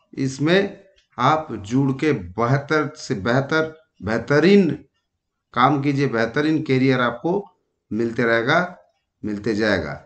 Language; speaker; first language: Hindi; non-native, local second language; Bangla